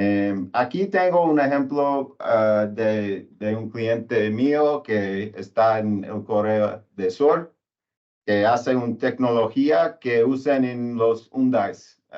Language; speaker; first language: Spanish; non-native, learner; English